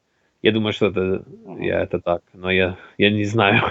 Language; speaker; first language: Russian; non-native, learner; English